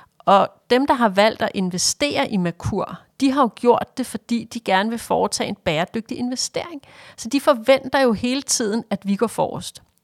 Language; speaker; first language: Danish; native; Danish